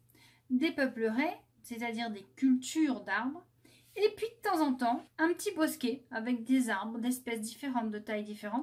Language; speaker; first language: French; native; French